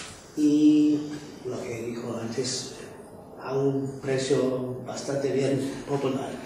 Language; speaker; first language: Spanish; non-native, fluent; English